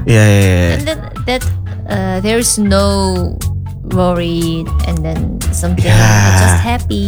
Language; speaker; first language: English; non-native, learner; Indonesian